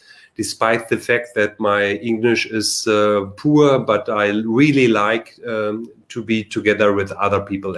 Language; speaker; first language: English; non-native, learner; German